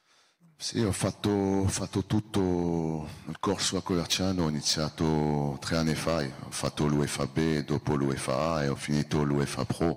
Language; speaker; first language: Italian; non-native, learner; French